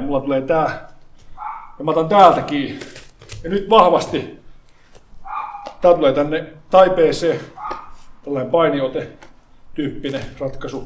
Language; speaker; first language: Finnish; native; Finnish